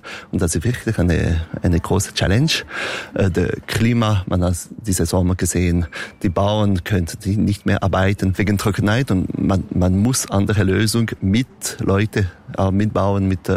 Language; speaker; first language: German; non-native, local second language; French